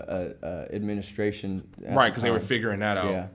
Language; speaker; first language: English; native; English